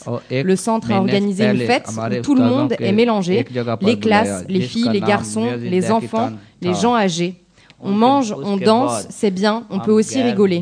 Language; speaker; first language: French; non-native, learner; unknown